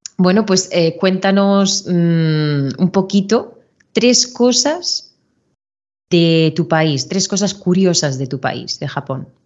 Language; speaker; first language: Spanish; native; Spanish